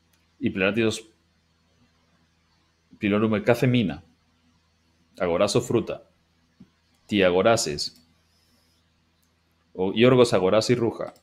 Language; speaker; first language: Greek; non-native, learner; English